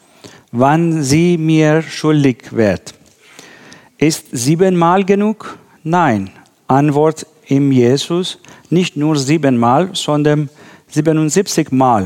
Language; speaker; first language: German; non-native, learner; Persian